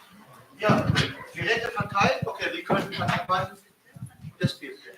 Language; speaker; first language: German; non-native, fluent; Arabic